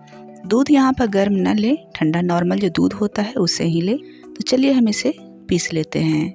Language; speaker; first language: Hindi; native; Hindi